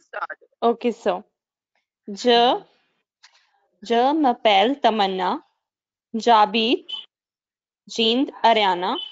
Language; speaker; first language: French; non-native, learner; Hindi